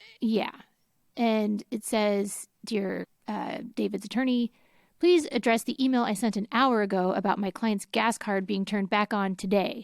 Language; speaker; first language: English; native; English